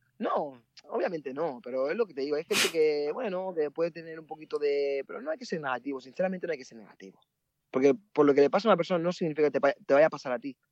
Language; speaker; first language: Spanish; early bilingual, other home language; Mandingo